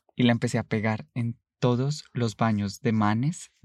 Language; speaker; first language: Spanish; native; Spanish